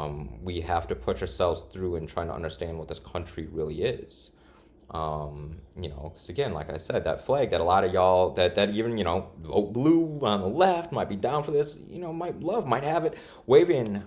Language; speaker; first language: English; native; English